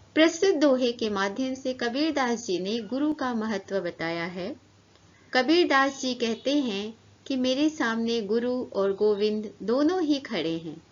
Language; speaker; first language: Hindi; native; Hindi